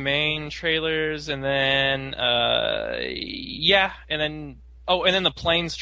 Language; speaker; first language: English; non-native, fluent; Spanish